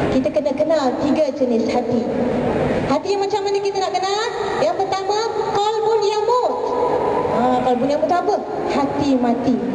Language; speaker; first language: Malay; native; Malay